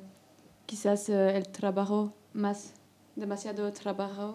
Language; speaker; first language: Spanish; non-native, learner; French